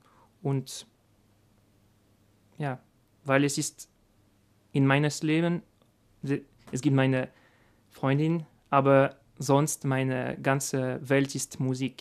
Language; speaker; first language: German; non-native, learner; French